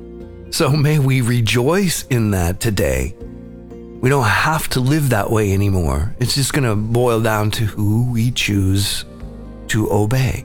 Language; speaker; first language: English; native; English